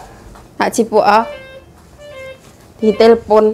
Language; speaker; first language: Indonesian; non-native, local second language; Javanese